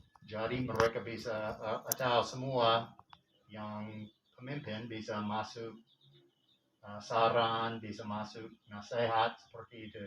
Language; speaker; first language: Indonesian; non-native, fluent; English